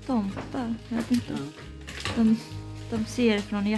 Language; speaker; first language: Swedish; non-native, learner; Japanese